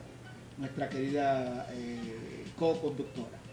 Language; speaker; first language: Spanish; native; Spanish